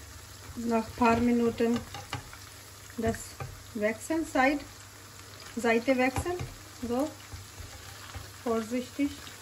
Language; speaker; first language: German; non-native, learner; Urdu